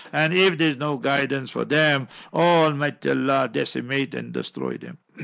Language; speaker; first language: English; native; English